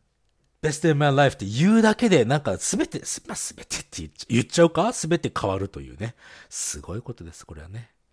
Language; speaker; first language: Japanese; native; Japanese